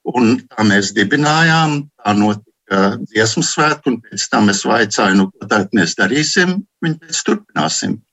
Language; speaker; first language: Latvian; early bilingual, heritage; Latvian